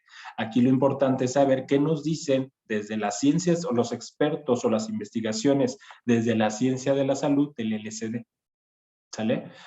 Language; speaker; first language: Spanish; native; Spanish